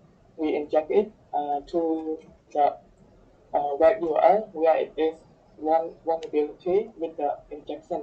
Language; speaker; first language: English; non-native, learner; Khmer